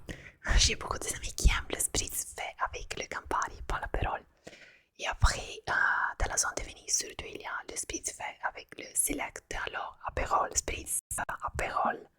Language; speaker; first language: French; non-native, fluent; Italian